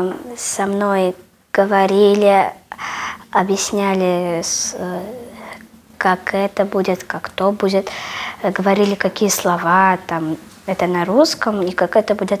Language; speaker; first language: Russian; non-native, local second language; Latvian